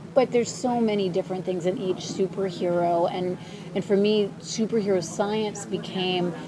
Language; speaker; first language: English; early bilingual, other home language; Ukrainian